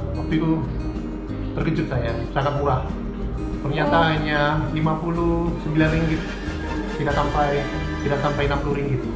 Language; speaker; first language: Indonesian; native; Indonesian